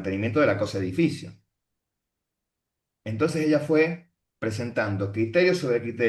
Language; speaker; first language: Spanish; native; Spanish